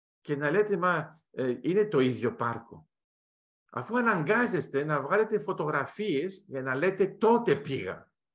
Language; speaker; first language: Greek; early bilingual, heritage; Greek